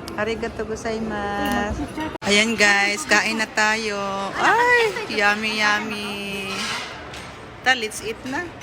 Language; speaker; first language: Filipino; non-native, local second language; Cebuano